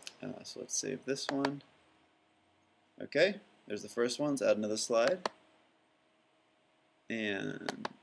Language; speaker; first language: English; native; English